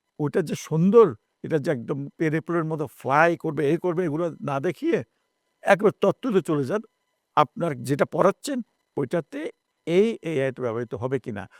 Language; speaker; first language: Bangla; native; Bangla